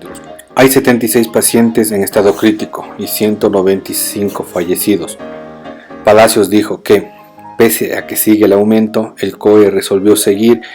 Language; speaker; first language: Spanish; native; Spanish